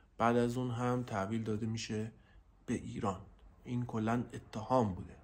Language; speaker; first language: Persian; non-native, local second language; Central Kurdish